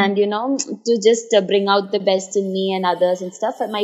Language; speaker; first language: English; non-native, local second language; Malayalam